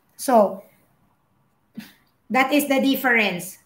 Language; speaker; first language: English; non-native, local second language; Filipino